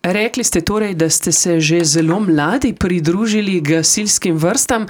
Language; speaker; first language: Slovenian; native; Slovenian